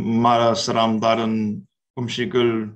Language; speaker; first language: Korean; non-native, learner; English